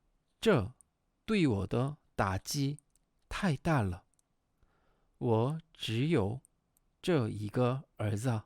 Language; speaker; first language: Chinese; non-native, fluent; Korean